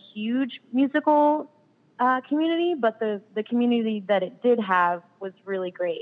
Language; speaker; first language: English; native; English